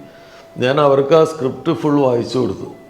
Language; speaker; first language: Malayalam; native; Malayalam